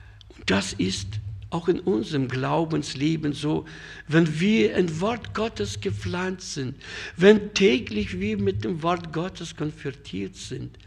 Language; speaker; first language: German; non-native, fluent; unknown